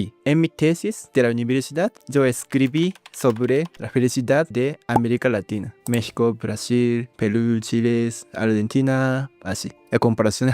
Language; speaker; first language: Spanish; non-native, learner; Japanese